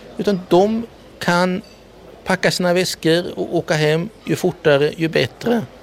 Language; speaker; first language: Swedish; native; Swedish